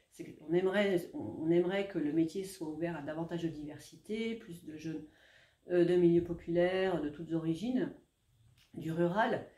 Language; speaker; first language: French; native; French